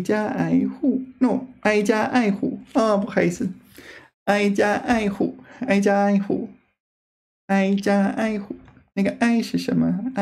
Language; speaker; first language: Chinese; non-native, fluent; English